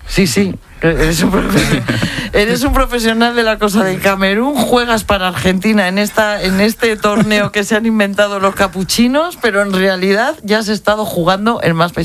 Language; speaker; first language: Spanish; native; Spanish